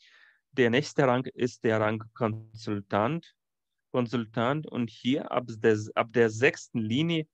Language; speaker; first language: German; non-native, fluent; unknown